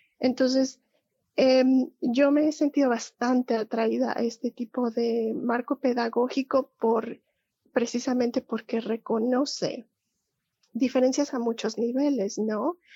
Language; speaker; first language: Spanish; native; Spanish